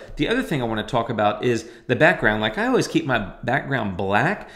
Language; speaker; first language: English; native; English